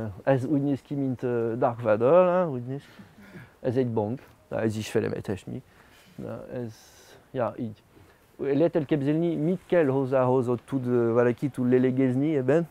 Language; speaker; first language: Hungarian; non-native, learner; French